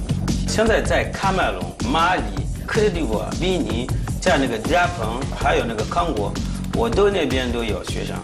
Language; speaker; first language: Chinese; non-native, fluent; French